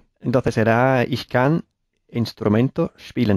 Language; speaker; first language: German; non-native, learner; Spanish